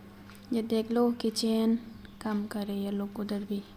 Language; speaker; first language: Hindi; non-native, local second language; Kok Borok